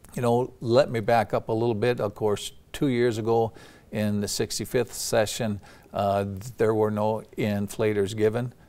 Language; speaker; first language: English; native; English